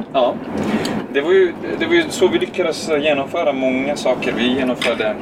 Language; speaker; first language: Swedish; early bilingual, other home language; Serbian